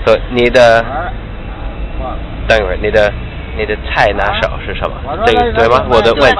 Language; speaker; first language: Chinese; non-native, learner; English